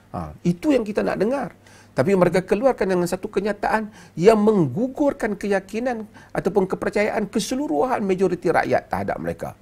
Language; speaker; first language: Malay; native; Malay